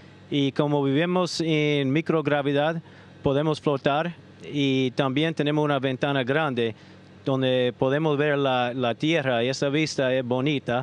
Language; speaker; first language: Spanish; non-native, fluent; English